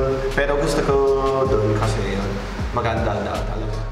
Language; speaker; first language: Filipino; non-native, learner; English